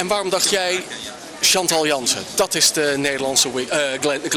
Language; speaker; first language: Dutch; native; Dutch